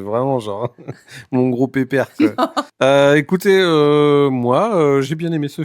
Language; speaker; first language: French; native; French